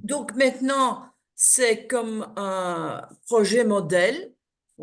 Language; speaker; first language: French; non-native, local second language; Dutch